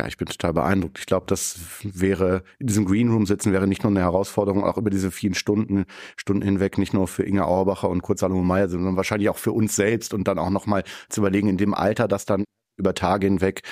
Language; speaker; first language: German; native; German